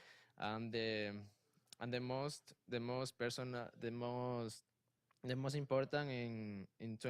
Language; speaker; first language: English; non-native, learner; Spanish